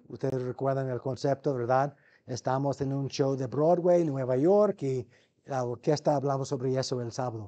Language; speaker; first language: Spanish; non-native, fluent; English